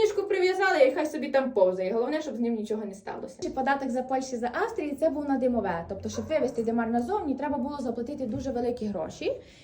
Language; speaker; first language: Ukrainian; native; Ukrainian